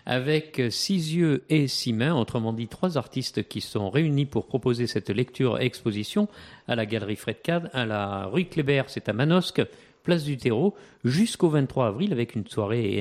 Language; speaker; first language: French; native; French